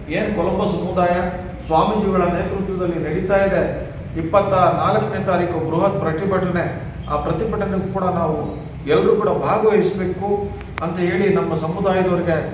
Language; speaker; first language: Kannada; non-native, local second language; Lambadi